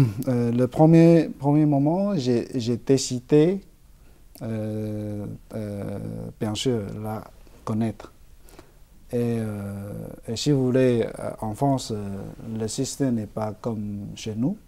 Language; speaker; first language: French; non-native, fluent; Chinese